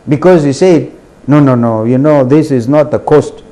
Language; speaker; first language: English; non-native, local second language; Kamba